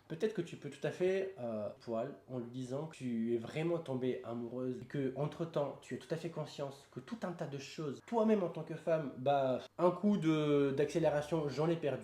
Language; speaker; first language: French; native; French